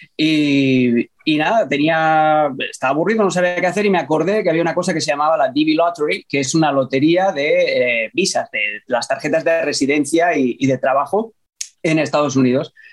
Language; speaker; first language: Spanish; native; Spanish